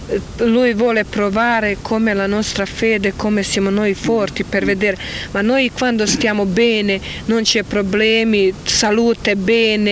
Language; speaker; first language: Italian; non-native, learner; Croatian